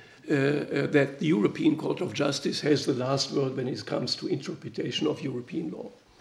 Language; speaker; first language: English; non-native, fluent; German